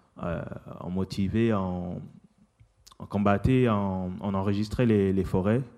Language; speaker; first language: French; non-native, local second language; Lingala